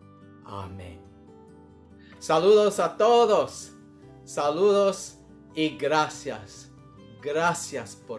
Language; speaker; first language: Spanish; non-native, learner; English